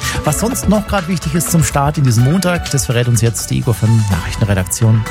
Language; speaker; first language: German; native; German